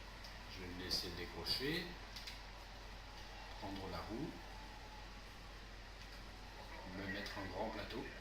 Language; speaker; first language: French; native; French